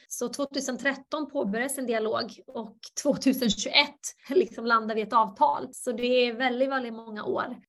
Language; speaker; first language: Swedish; early bilingual, other home language; Bosnian